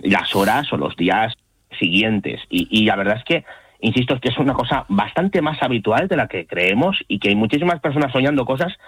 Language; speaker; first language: Spanish; native; Spanish